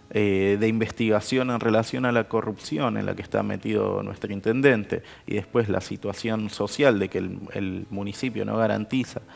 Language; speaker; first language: Spanish; native; Spanish